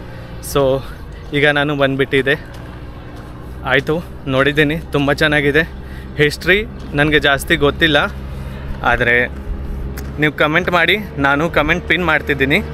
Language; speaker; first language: Kannada; non-native, learner; Hindi